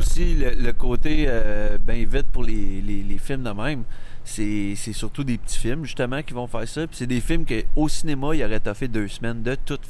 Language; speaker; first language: French; native; French